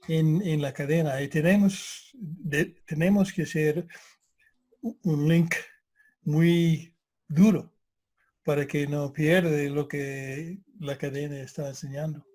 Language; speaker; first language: Spanish; non-native, fluent; English